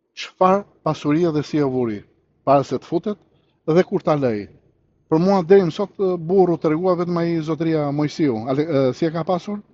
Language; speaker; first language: Albanian; early bilingual, heritage; Albanian